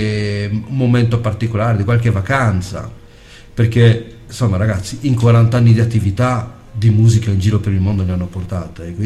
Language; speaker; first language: Italian; native; Italian